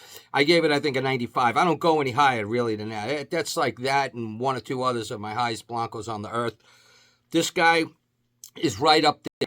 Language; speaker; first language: English; native; English